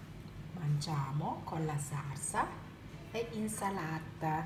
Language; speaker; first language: Italian; non-native, learner; Thai